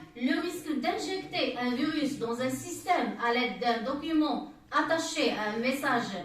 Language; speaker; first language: French; non-native, local second language; Arabic